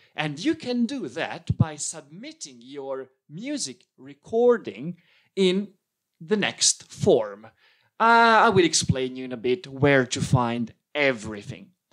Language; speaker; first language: English; non-native, fluent; Italian